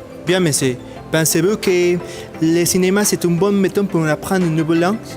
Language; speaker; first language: French; non-native, learner; Spanish